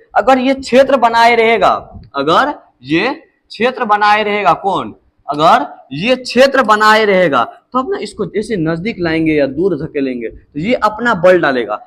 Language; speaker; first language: Hindi; native; Hindi